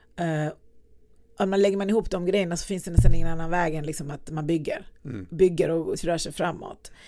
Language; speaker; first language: Swedish; early bilingual, other home language; Persian